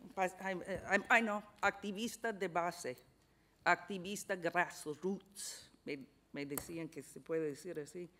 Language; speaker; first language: Spanish; non-native, fluent; English